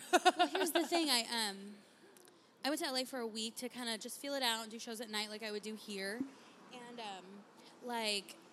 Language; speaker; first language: English; native; English